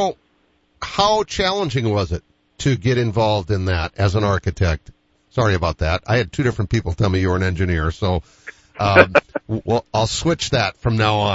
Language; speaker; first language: English; native; English